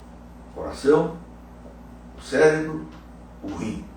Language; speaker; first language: Portuguese; native; Portuguese